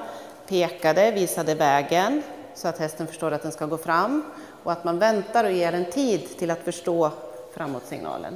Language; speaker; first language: Swedish; native; Swedish